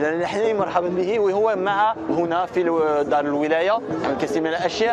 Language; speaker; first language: Arabic; early bilingual, heritage; Arabic